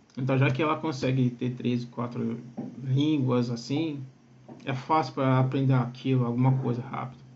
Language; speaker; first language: Portuguese; non-native, fluent; Akan